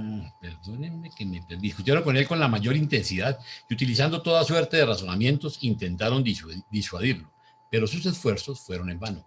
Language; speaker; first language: Spanish; native; Spanish